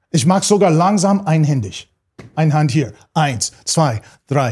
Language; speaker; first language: German; non-native, fluent; English